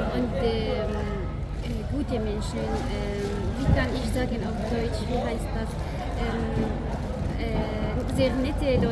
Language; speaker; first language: German; non-native, learner; Arabic